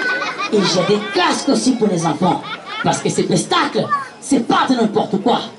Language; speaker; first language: French; non-native, fluent; Portuguese